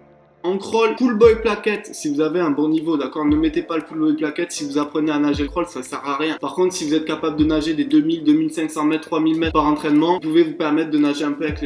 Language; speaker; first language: French; native; French